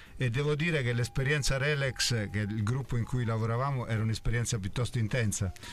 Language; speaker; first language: Italian; native; Italian